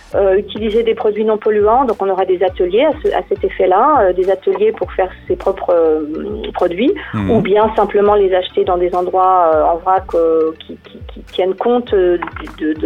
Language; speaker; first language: French; native; French